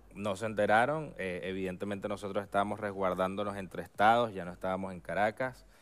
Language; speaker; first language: Spanish; native; Spanish